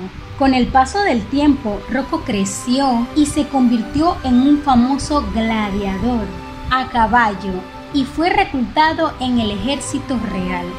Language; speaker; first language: Spanish; native; Spanish